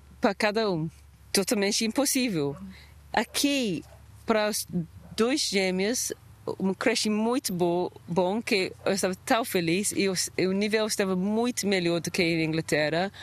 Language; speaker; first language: Portuguese; non-native, learner; English